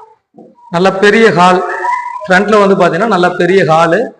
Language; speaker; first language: Tamil; native; Tamil